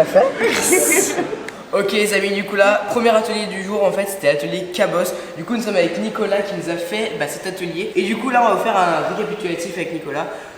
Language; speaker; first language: French; native; French